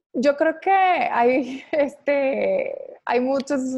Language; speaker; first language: Spanish; native; Spanish